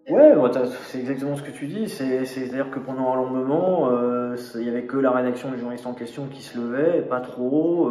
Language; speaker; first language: French; native; French